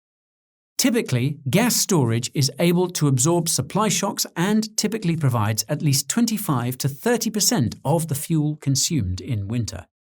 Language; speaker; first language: English; native; English